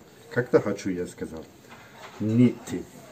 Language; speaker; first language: Russian; non-native, learner; Turkish